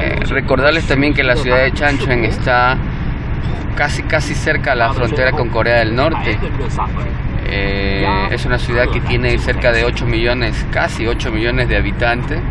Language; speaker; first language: Spanish; native; Spanish